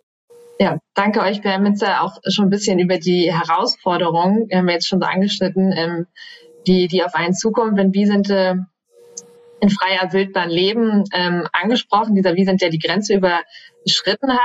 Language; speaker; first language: German; native; German